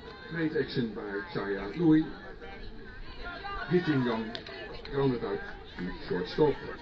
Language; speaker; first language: English; non-native, fluent; Dutch